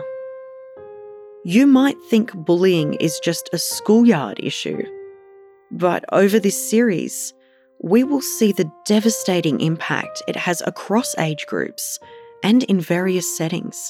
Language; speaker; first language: English; native; English